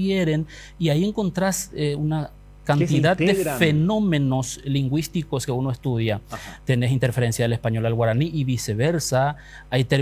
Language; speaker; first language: Spanish; non-native, local second language; Guarani